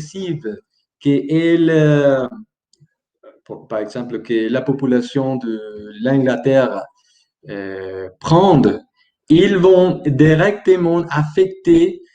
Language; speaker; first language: French; non-native, learner; Spanish